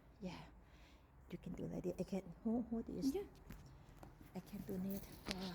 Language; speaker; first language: English; non-native, learner; Thai